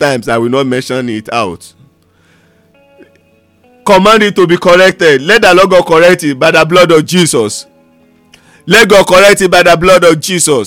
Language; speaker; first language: English; non-native, local second language; Yoruba